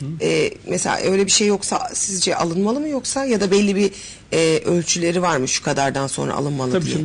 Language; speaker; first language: Turkish; native; Turkish